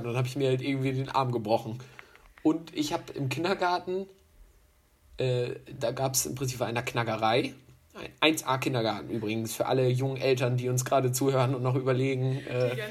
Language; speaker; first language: German; native; German